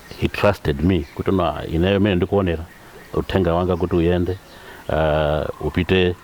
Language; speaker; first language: Nyanja; native; Nyanja